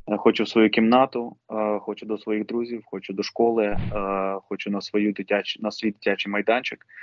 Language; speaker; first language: Ukrainian; non-native, local second language; Russian